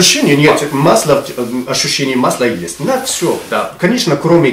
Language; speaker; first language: Russian; non-native, fluent; Arabic